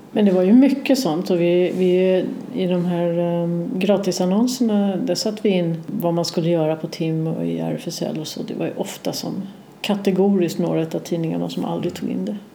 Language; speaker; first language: Swedish; native; Swedish